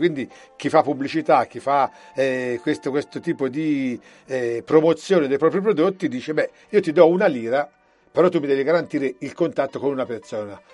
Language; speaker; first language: Italian; early bilingual, heritage; Italian